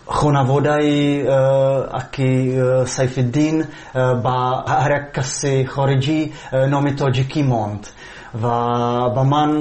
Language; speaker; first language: Persian; non-native, fluent; Czech